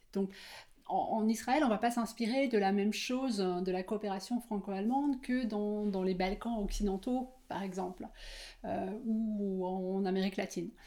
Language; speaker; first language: French; native; French